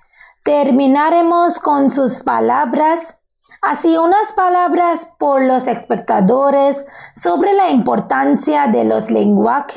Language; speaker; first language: Spanish; non-native, learner; Bangla